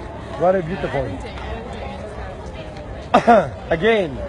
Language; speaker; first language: English; non-native, learner; Arabic